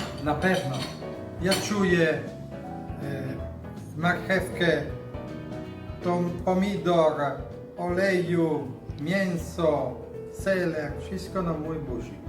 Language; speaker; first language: Polish; non-native, learner; Italian